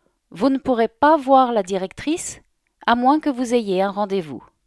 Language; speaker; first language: French; native; French